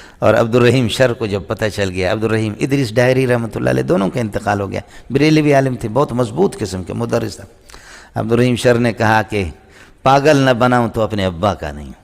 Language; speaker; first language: Urdu; non-native, local second language; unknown